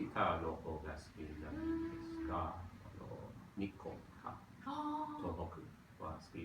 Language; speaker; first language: Japanese; non-native, learner; English